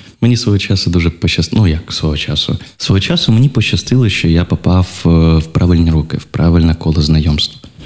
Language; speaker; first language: Ukrainian; non-native, local second language; Russian